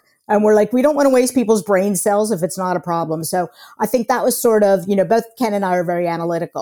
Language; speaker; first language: English; native; English